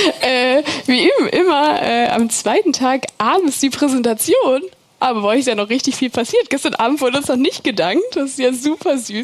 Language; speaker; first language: German; native; German